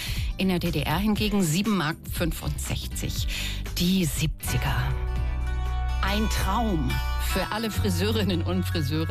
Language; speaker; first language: German; native; German